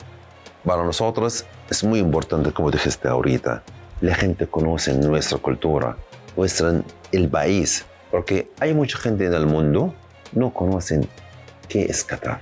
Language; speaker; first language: Spanish; non-native, learner; Arabic